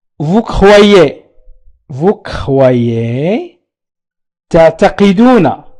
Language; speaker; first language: Arabic; native; Arabic